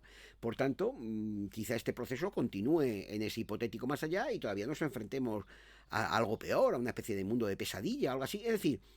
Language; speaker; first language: Spanish; native; Spanish